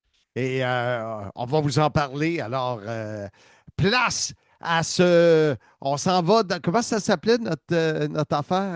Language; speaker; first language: French; native; French